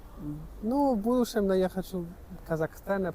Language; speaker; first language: Russian; non-native, learner; French